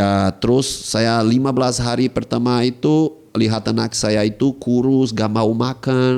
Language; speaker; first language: Indonesian; non-native, fluent; Portuguese